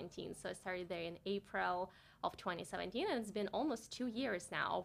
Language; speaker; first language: English; non-native, fluent; Russian